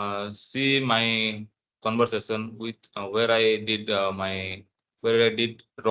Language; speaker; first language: English; non-native, learner; Odia